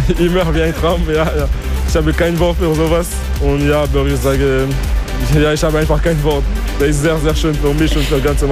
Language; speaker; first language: German; non-native, local second language; French